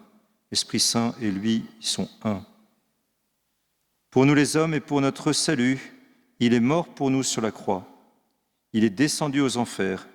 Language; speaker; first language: French; native; French